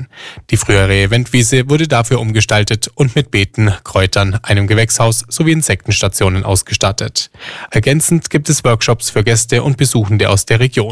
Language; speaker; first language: German; native; German